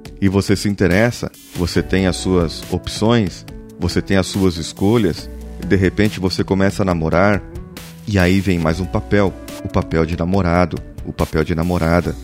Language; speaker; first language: Portuguese; native; Portuguese